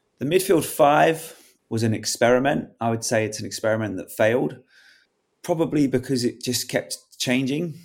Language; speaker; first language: English; native; English